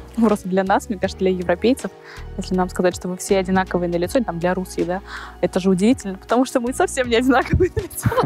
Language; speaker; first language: Russian; native; Russian